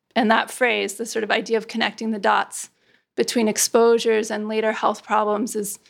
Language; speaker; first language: English; native; English